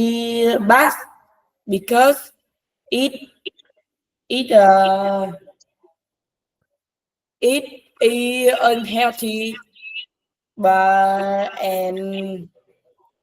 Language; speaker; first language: English; non-native, learner; Vietnamese